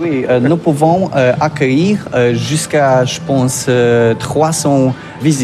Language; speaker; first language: French; non-native, learner; Polish